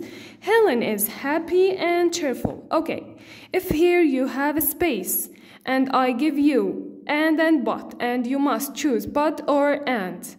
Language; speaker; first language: English; non-native, fluent; Arabic